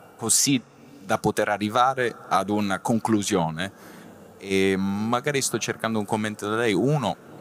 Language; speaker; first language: Italian; non-native, fluent; English